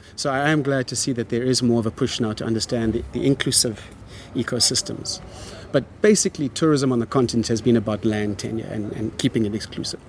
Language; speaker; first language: English; native; English